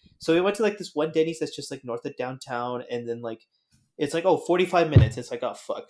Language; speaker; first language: English; native; English